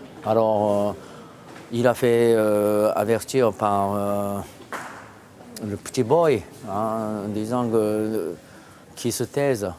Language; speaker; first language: French; non-native, fluent; Japanese